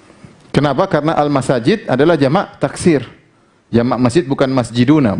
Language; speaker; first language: Indonesian; native; Indonesian